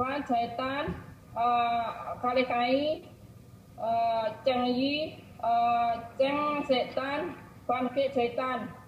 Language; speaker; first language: Chinese; non-native, learner; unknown